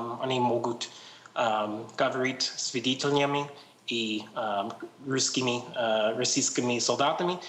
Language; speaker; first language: Russian; non-native, learner; English